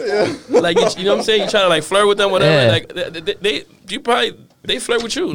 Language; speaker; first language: English; native; English